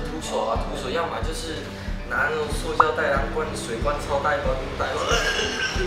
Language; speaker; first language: Chinese; native; Chinese